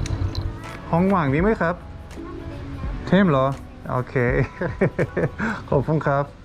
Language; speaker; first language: Thai; non-native, learner; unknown